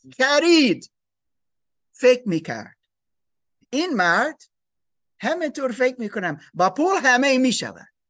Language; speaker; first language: Persian; non-native, learner; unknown